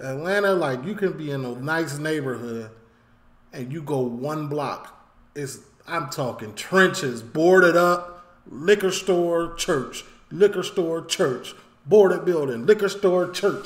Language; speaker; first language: English; native; English